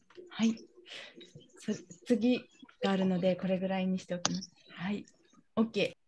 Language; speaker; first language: Japanese; native; Japanese